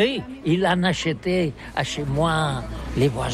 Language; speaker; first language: French; non-native, learner; Catalan